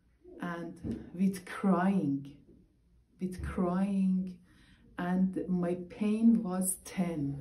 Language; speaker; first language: English; non-native, learner; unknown